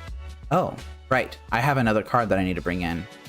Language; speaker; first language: English; native; English